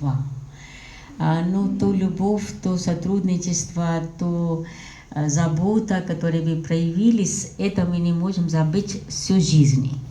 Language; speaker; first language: Russian; non-native, fluent; Hindi